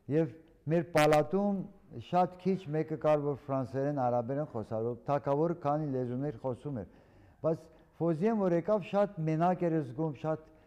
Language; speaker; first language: Armenian; early bilingual, heritage; Armenian